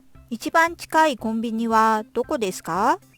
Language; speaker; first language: Japanese; non-native, fluent; Korean